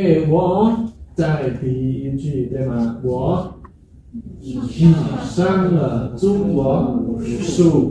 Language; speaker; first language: Chinese; non-native, fluent; Indonesian